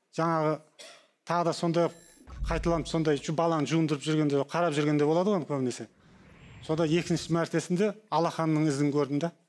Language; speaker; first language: Kazakh; native; Kazakh